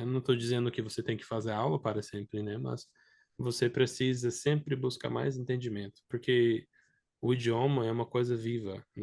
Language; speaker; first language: Portuguese; non-native, fluent; English